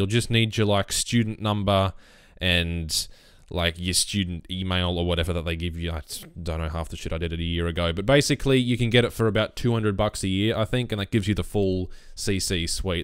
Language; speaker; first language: English; native; English